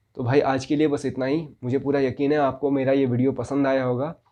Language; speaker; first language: Hindi; native; Hindi